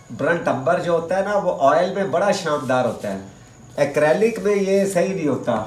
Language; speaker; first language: Urdu; native; Urdu